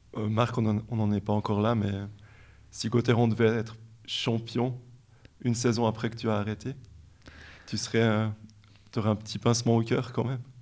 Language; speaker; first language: French; native; French